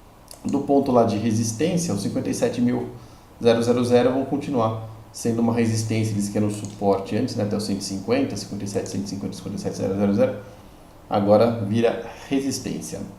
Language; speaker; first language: Portuguese; native; Portuguese